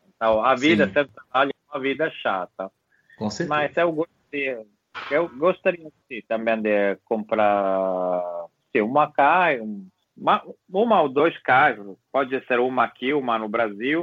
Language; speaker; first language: Portuguese; non-native, fluent; Italian